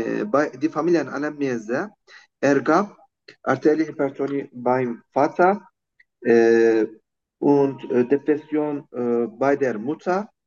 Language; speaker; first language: German; non-native, fluent; Turkish